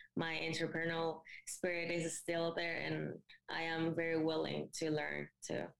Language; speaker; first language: English; non-native, fluent; Spanish